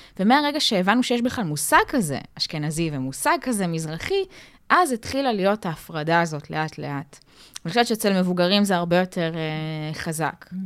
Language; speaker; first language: Hebrew; native; Hebrew